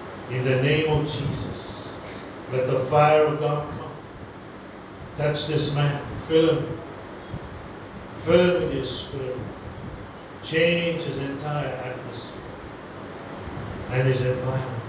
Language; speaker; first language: English; non-native, local second language; Tamil